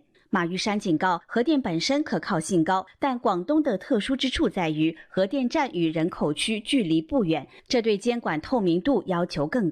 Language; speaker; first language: Chinese; native; Chinese